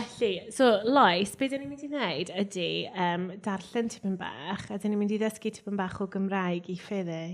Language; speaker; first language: Welsh; native; Welsh